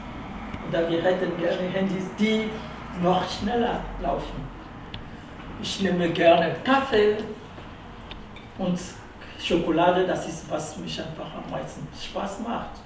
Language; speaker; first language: German; non-native, fluent; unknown